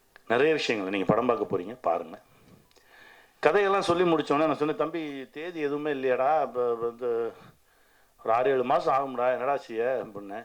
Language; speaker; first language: Tamil; native; Tamil